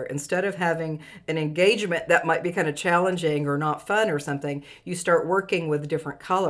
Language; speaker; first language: English; native; English